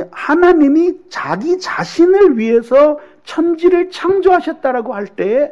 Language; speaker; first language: Korean; native; Korean